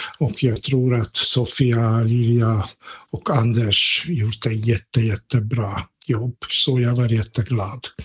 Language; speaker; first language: Swedish; non-native, fluent; Hungarian